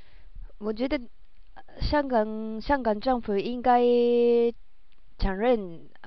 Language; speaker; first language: Chinese; non-native, learner; Japanese